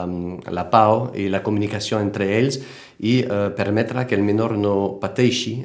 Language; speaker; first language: Catalan; non-native, fluent; French